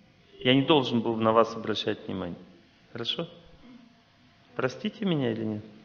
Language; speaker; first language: Russian; native; Russian